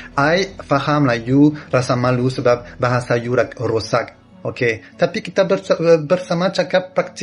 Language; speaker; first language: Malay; non-native, learner; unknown